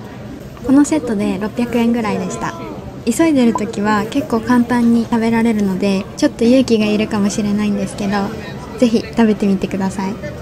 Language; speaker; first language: Japanese; native; Japanese